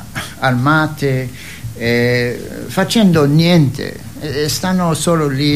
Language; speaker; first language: Italian; non-native, fluent; English